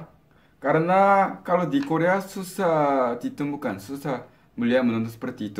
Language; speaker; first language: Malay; non-native, fluent; Korean